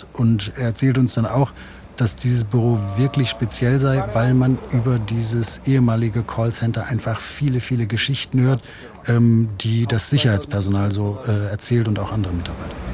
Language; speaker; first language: German; native; German